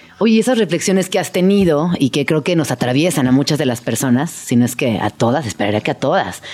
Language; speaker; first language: Spanish; native; Spanish